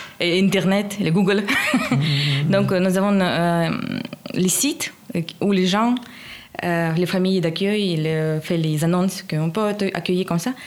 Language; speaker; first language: French; non-native, learner; Russian